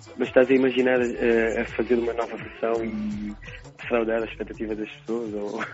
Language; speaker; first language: Portuguese; non-native, local second language; Kabuverdianu